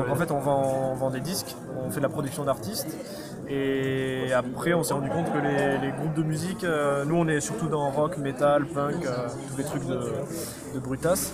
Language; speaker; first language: French; native; French